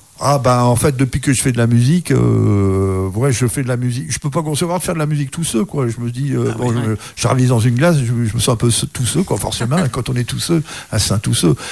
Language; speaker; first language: French; native; French